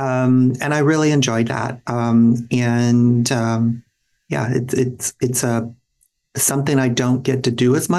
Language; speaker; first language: English; native; English